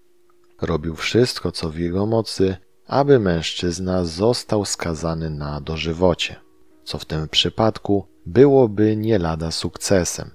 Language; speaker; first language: Polish; native; Polish